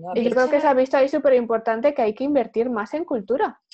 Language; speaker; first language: Spanish; native; Spanish